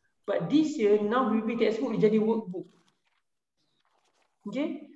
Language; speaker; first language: English; non-native, local second language; Malay